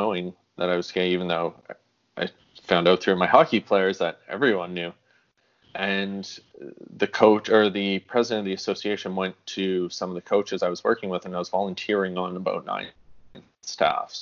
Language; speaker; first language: English; native; English